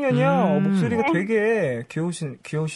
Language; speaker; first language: Korean; native; Korean